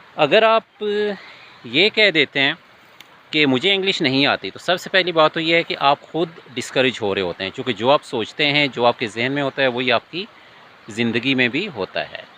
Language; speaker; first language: Urdu; non-native, local second language; Punjabi